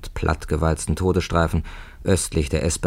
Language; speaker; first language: German; native; German